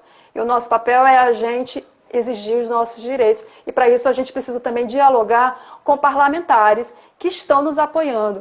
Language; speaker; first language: Portuguese; native; Portuguese